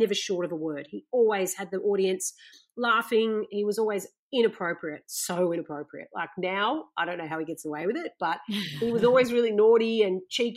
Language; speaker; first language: English; native; English